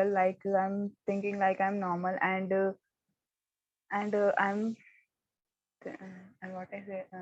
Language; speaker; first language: English; non-native, learner; Hindi